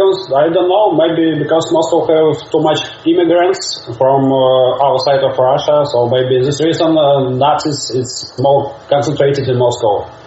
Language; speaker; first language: English; non-native, learner; Russian